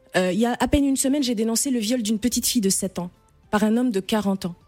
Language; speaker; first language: French; non-native, local second language; Arabic